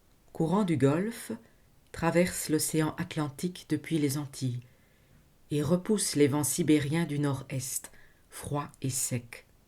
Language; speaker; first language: French; native; French